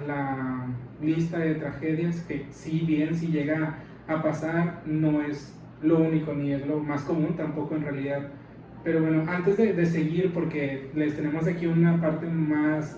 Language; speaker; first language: Spanish; native; Spanish